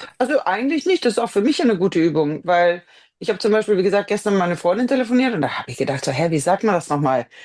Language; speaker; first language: German; non-native, fluent; Swedish